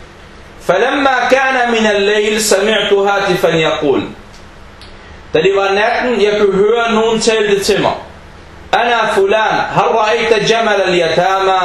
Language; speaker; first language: Danish; early bilingual, other home language; Arabic